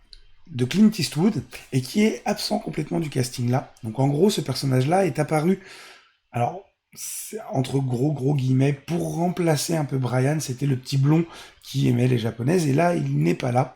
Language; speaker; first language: French; native; French